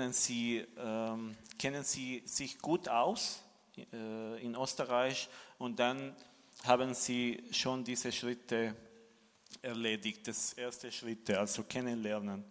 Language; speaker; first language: German; non-native, fluent; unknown